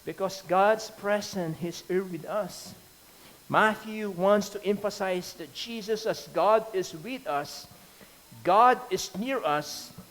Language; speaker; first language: English; non-native, local second language; Filipino